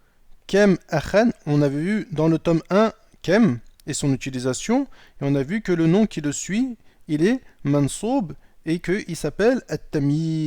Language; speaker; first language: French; native; French